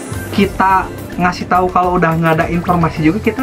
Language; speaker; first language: Indonesian; native; Indonesian